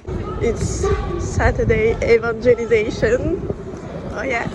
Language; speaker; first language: English; non-native, learner; French